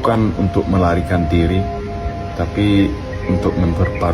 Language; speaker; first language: Indonesian; non-native, fluent; English